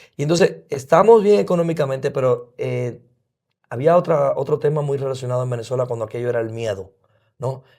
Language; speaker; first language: Spanish; native; Spanish